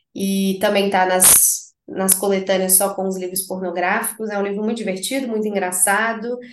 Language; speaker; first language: Portuguese; native; Portuguese